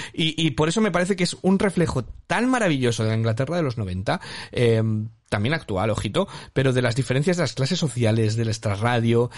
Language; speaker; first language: Spanish; native; Spanish